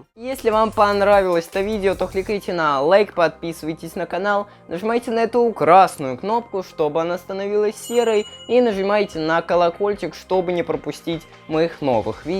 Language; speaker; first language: Russian; native; Russian